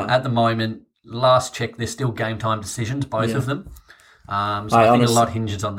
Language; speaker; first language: English; native; English